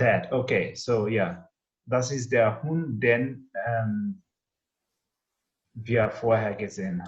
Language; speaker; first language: German; non-native, learner; English